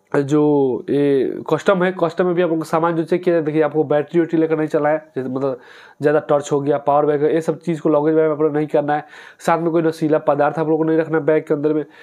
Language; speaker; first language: Hindi; native; Hindi